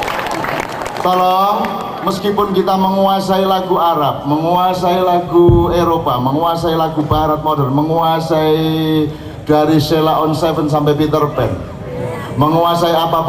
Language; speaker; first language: Indonesian; non-native, local second language; Javanese